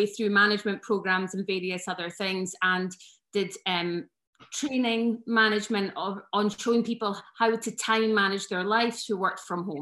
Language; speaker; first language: English; native; English